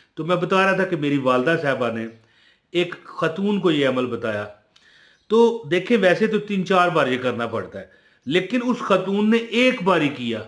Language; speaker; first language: Urdu; non-native, local second language; Punjabi